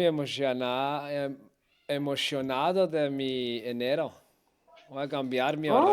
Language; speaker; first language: Spanish; non-native, learner; Danish